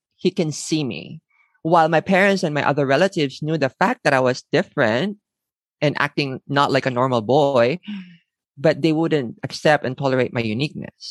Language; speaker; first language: English; non-native, local second language; Filipino